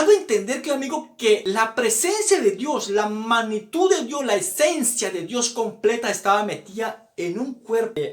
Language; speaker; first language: Spanish; native; Spanish